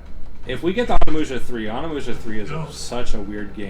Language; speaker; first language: English; native; English